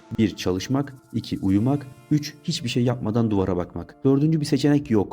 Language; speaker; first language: Turkish; native; Turkish